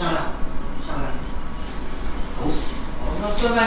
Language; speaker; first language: Chinese; native; Chinese